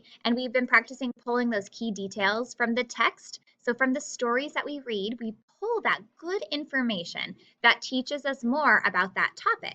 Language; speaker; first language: English; native; English